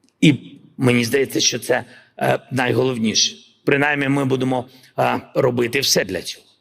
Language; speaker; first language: Ukrainian; non-native, local second language; Russian